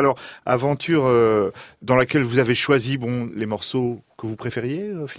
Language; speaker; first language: French; native; French